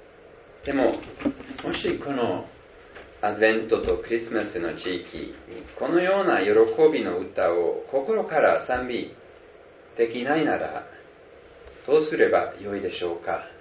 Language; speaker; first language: Japanese; non-native, fluent; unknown